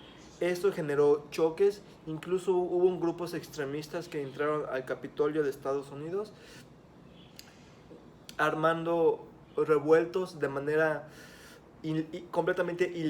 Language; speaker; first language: Spanish; native; Spanish